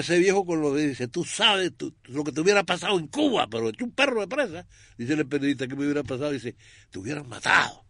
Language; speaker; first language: Spanish; native; Spanish